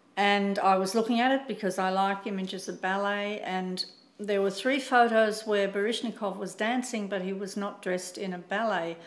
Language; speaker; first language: English; native; English